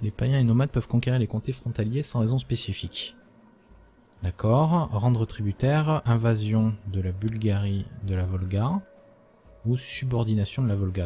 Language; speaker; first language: French; native; French